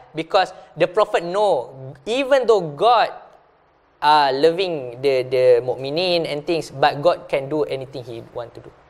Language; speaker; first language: English; non-native, local second language; Malay